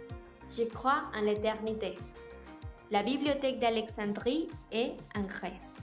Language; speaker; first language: French; non-native, learner; Spanish